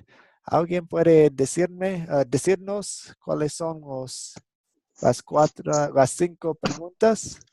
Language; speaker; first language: Spanish; non-native, fluent; English